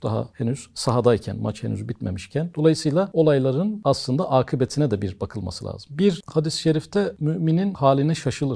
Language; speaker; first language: Turkish; native; Turkish